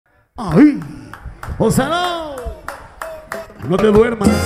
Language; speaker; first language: Spanish; native; Spanish